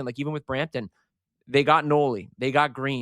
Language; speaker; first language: English; native; English